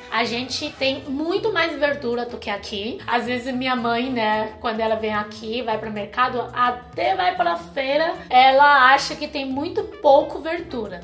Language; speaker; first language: Portuguese; non-native, fluent; Chinese